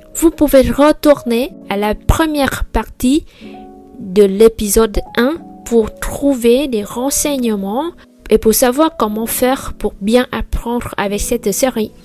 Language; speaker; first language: French; non-native, fluent; Vietnamese